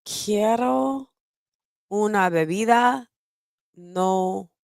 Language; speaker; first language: Spanish; non-native, learner; English